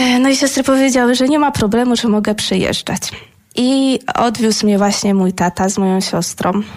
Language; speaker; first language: Polish; native; Polish